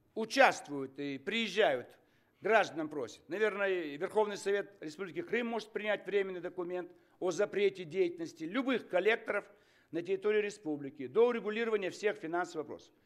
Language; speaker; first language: Russian; native; Russian